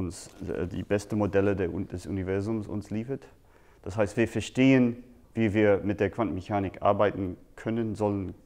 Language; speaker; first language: German; non-native, fluent; English